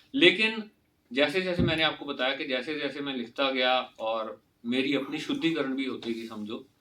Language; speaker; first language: Hindi; non-native, local second language; Punjabi